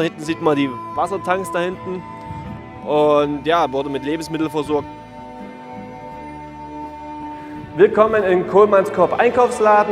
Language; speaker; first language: German; native; German